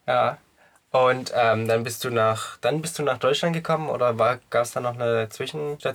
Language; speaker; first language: German; native; German